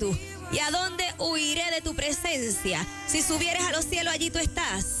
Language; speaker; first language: Spanish; native; Spanish